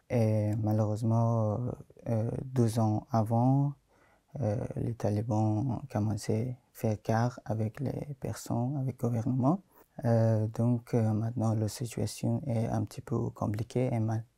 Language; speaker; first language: French; non-native, learner; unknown